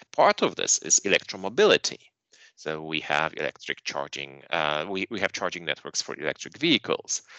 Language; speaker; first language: English; non-native, fluent; Polish